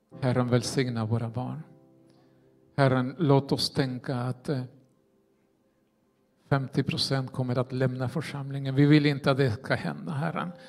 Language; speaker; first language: Swedish; non-native, fluent; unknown